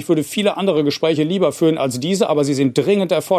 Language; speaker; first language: German; native; German